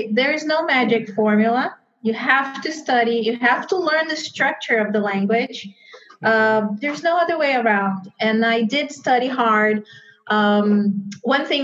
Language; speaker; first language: English; non-native, fluent; Portuguese